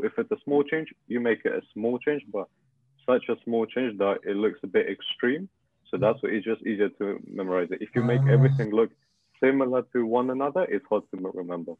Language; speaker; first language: English; non-native, fluent; Russian